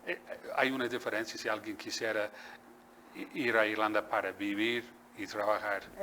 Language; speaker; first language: Spanish; non-native, fluent; English